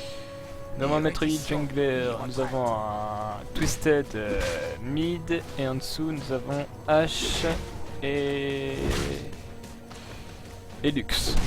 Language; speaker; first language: French; native; French